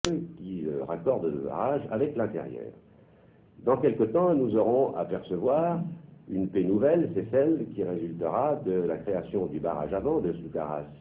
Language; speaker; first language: French; native; French